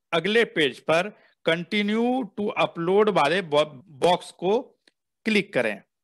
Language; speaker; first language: Hindi; native; Hindi